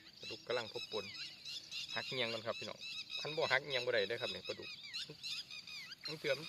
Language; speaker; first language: Thai; non-native, local second language; Northeastern Thai